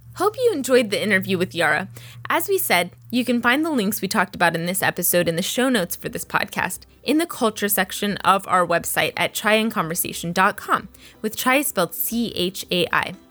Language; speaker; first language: English; early bilingual, other home language; Persian